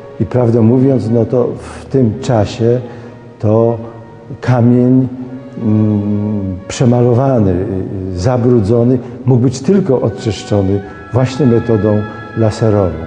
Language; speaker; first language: Polish; native; Polish